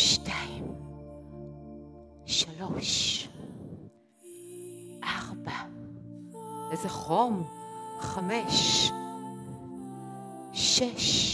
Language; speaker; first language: Hebrew; native; Hebrew